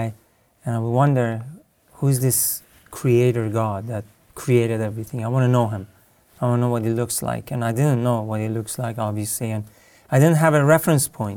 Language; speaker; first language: English; non-native, fluent; Persian